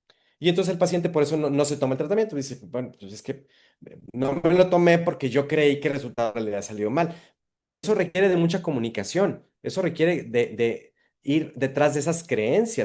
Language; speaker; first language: Spanish; native; Spanish